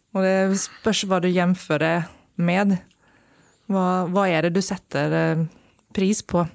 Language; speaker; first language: Norwegian; non-native, fluent; Icelandic